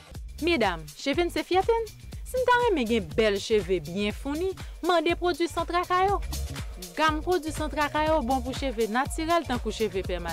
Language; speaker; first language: Haitian Creole; native; Haitian Creole